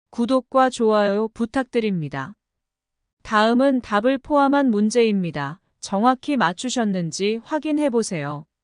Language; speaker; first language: Korean; native; Korean